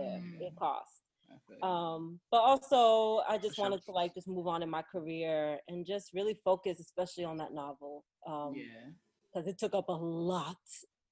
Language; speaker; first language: English; native; English